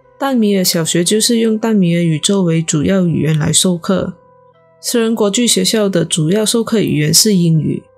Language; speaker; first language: Chinese; native; Chinese